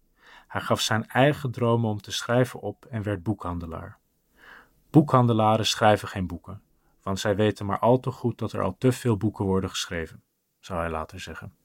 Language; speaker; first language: Dutch; native; Dutch